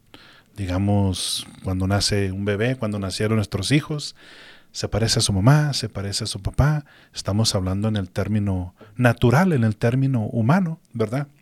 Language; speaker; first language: Spanish; native; Spanish